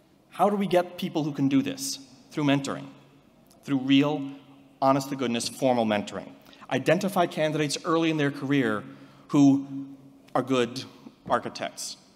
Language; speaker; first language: English; native; English